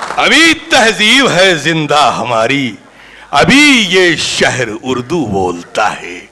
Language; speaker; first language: Urdu; native; Urdu